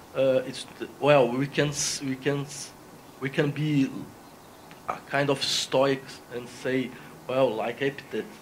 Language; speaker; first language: English; non-native, fluent; Spanish